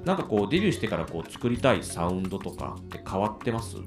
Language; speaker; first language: Japanese; native; Japanese